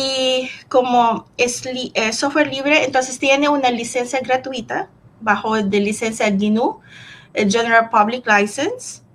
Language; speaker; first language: Spanish; non-native, fluent; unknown